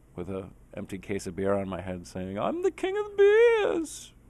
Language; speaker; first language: English; native; English